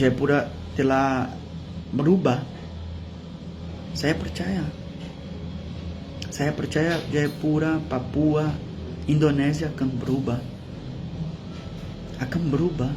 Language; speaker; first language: Indonesian; non-native, learner; Portuguese